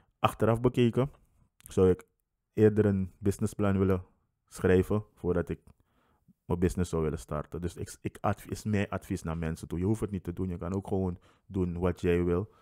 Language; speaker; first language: Dutch; native; Dutch